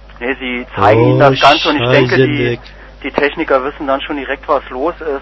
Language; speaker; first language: German; native; German